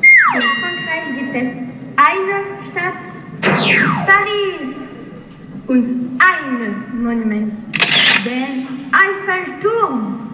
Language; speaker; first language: German; non-native, learner; French